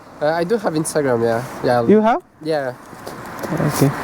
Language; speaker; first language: English; non-native, fluent; French